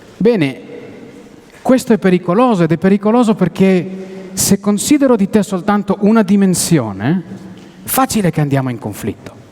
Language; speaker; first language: Italian; non-native, fluent; Hebrew